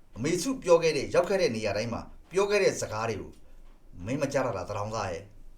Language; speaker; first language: Burmese; native; Burmese